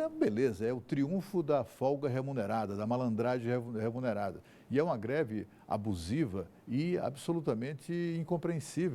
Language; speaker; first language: Portuguese; native; Portuguese